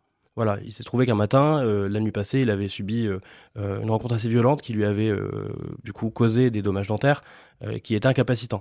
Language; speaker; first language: French; native; French